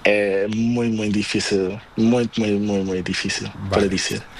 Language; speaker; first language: Spanish; non-native, learner; Portuguese